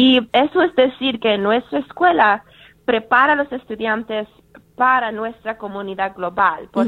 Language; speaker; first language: Spanish; early bilingual, heritage; Spanish